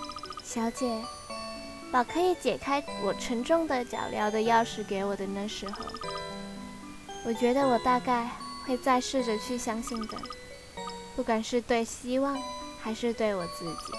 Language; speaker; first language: Chinese; native; Chinese